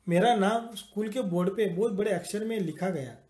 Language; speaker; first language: Hindi; non-native, local second language; Marathi